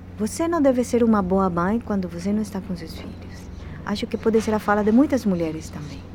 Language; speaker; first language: Portuguese; non-native, fluent; Spanish